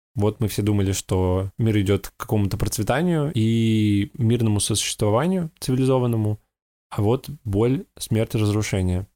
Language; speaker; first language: Russian; native; Russian